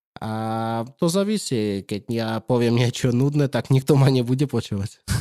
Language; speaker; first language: Slovak; non-native, fluent; Russian